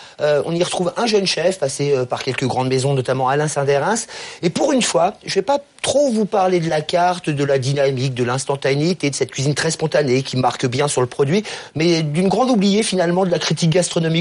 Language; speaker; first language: French; native; French